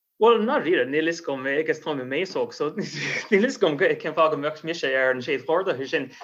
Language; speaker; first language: Irish; non-native, fluent; English